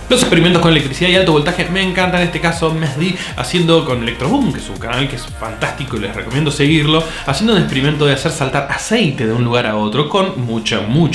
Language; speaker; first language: Spanish; native; Spanish